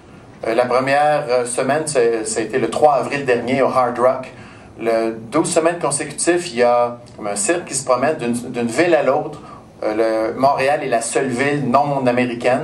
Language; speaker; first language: French; native; French